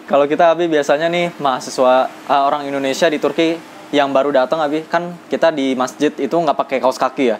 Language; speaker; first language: Indonesian; native; Indonesian